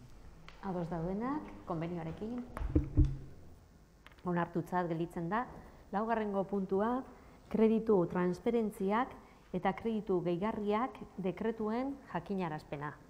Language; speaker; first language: Basque; native; Basque